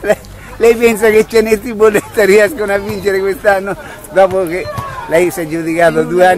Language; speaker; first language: Italian; native; Italian